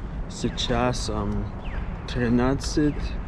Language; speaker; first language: Russian; non-native, learner; English